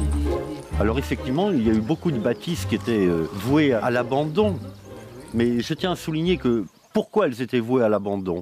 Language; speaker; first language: French; native; French